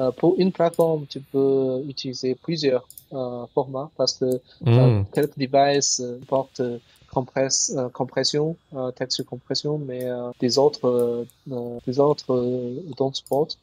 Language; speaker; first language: French; non-native, learner; Chinese